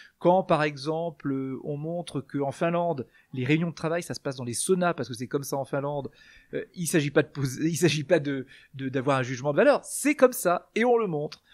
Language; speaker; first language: French; native; French